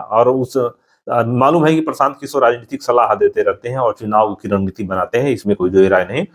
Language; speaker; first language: Hindi; native; Hindi